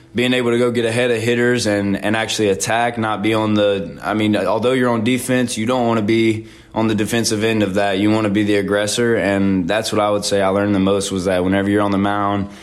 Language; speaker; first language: English; native; English